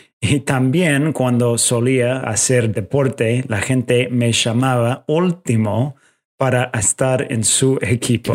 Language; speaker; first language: Spanish; non-native, fluent; English